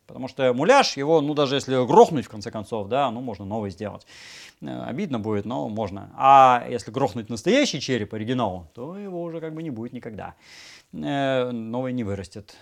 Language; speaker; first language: Russian; native; Russian